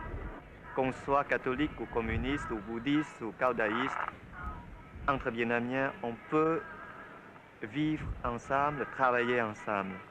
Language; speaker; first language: French; non-native, local second language; Vietnamese